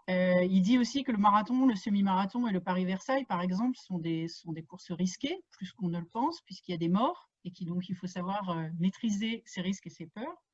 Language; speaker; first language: French; native; French